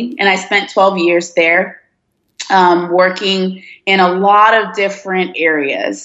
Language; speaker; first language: English; early bilingual, other home language; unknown